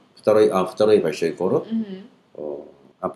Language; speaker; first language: Russian; non-native, learner; Korean